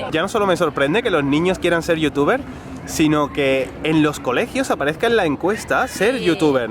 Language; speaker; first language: Spanish; native; Spanish